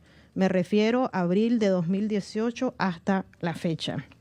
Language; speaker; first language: Spanish; native; Spanish